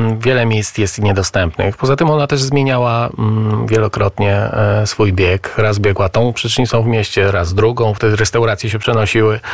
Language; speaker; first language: Polish; native; Polish